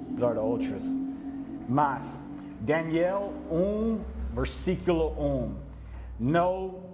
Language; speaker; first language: Portuguese; non-native, learner; English